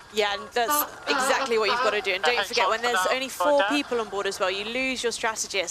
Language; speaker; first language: English; native; English